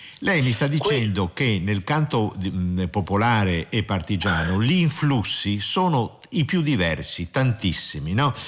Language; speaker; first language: Italian; native; Italian